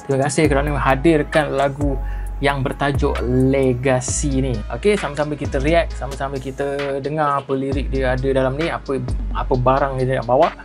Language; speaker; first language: Malay; native; Malay